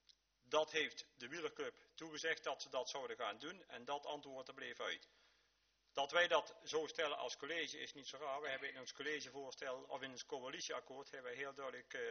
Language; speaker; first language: Dutch; native; Dutch